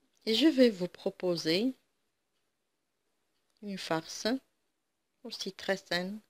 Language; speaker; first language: French; non-native, local second language; Arabic